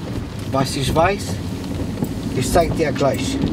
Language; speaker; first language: German; non-native, learner; Romanian